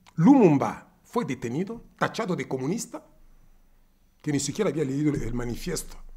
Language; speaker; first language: Spanish; non-native, fluent; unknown